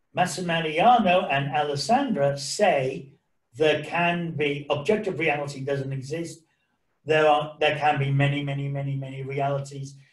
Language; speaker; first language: English; native; English